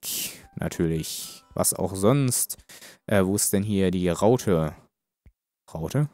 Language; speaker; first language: German; native; German